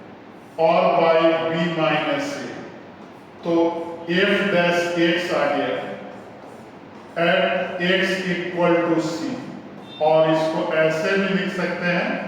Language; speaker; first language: Hindi; native; Hindi